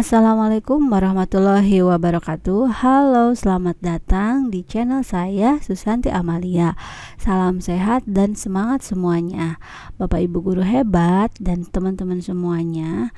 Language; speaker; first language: Indonesian; native; Indonesian